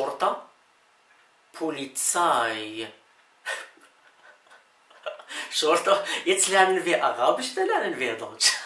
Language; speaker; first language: German; non-native, fluent; Arabic